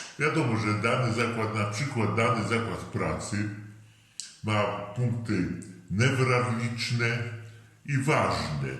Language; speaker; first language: Polish; native; Polish